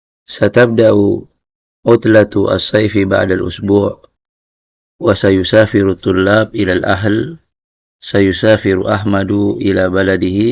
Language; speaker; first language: Arabic; non-native, fluent; Indonesian